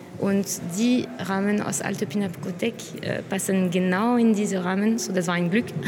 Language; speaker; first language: German; non-native, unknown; French